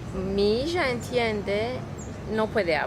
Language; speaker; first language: Spanish; early bilingual, heritage; Ladino